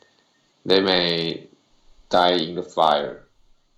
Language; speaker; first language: English; non-native, learner; Chinese